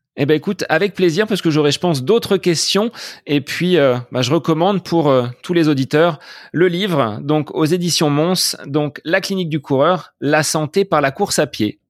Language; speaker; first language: French; native; French